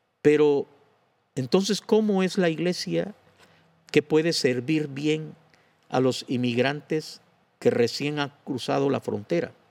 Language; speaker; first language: Spanish; native; Spanish